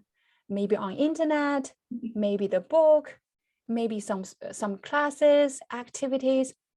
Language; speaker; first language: English; non-native, fluent; Chinese